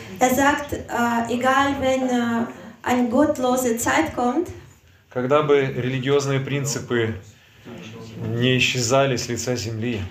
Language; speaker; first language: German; non-native, learner; Russian